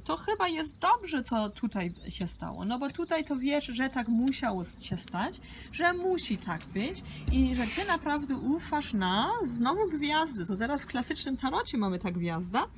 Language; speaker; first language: Polish; early bilingual, heritage; Polish